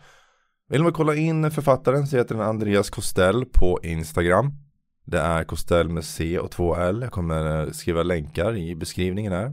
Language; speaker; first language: Swedish; native; Swedish